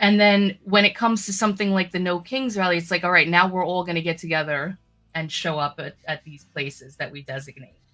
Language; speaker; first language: English; native; English